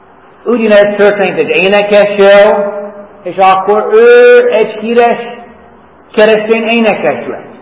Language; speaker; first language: Hungarian; non-native, learner; English